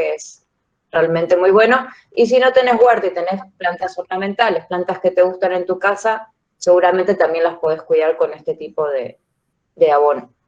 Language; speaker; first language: Spanish; native; Spanish